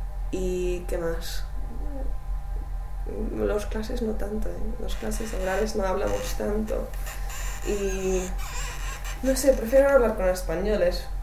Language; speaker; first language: Spanish; non-native, fluent; English